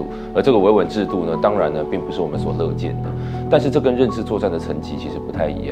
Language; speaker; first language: Chinese; native; Chinese